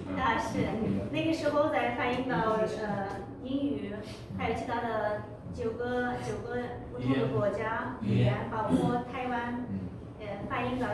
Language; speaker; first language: Chinese; non-native, local second language; Uyghur